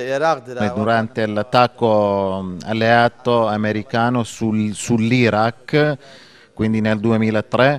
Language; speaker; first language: Italian; non-native, fluent; Kurdish